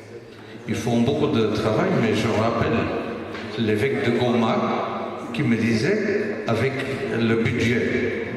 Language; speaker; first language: French; non-native, local second language; Dutch